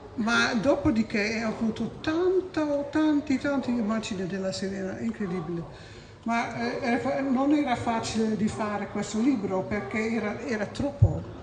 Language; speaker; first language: Italian; non-native, fluent; Dutch